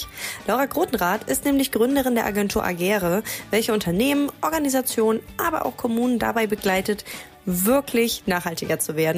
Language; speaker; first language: German; native; German